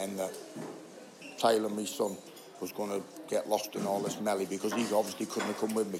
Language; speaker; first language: English; native; English